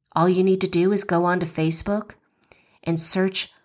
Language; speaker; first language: English; native; English